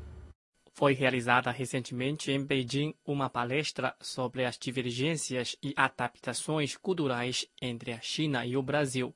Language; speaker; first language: Portuguese; non-native, fluent; Chinese